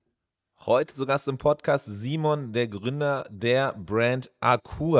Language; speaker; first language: German; native; German